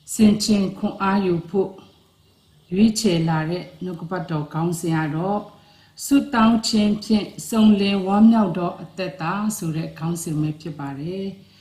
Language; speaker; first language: Burmese; non-native, local second language; Kachin